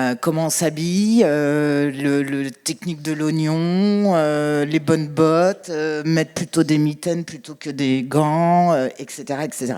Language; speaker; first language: French; native; French